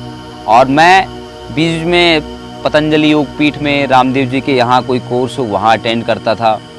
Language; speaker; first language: Hindi; native; Hindi